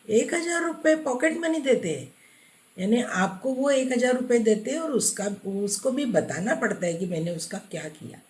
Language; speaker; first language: Hindi; non-native, local second language; Marathi